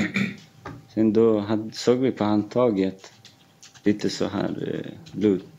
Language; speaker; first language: Swedish; non-native, fluent; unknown